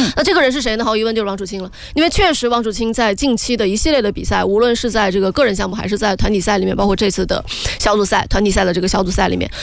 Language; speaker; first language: Chinese; native; Chinese